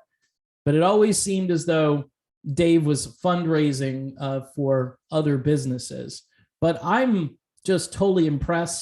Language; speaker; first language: English; native; English